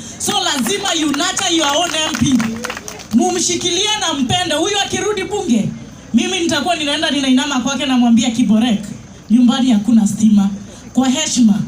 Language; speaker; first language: Swahili; non-native, local second language; Kikuyu